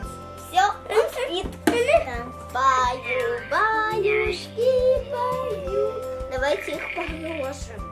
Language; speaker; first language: Russian; early bilingual, heritage; Russian